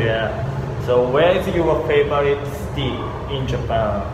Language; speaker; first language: English; non-native, learner; Japanese